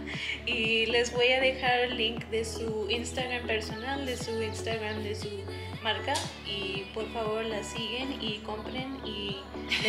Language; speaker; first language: Spanish; non-native, learner; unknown